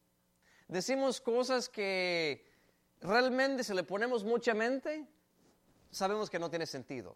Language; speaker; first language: Spanish; native; Spanish